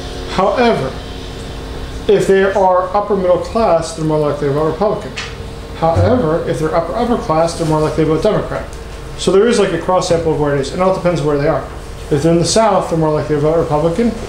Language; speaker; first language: English; native; English